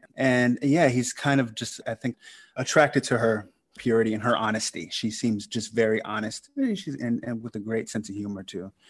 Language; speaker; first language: English; native; English